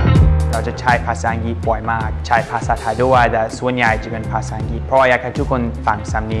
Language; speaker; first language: Thai; non-native, fluent; English